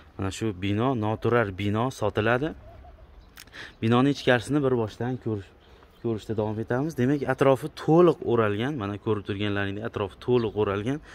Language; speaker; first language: Uzbek; native; Uzbek